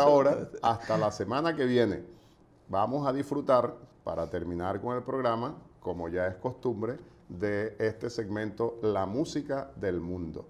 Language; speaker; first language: Spanish; native; Spanish